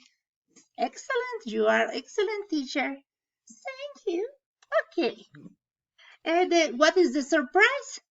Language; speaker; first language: English; non-native, learner; Spanish